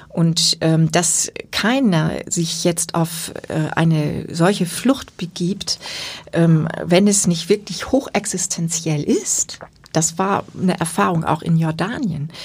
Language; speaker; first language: German; native; German